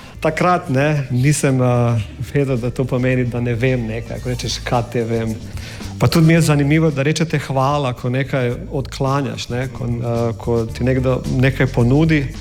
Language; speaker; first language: Slovenian; non-native, fluent; English